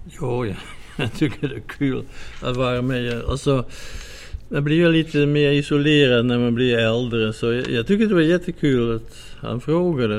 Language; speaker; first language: Swedish; non-native, fluent; Dutch